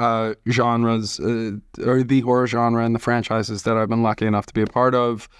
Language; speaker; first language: English; native; English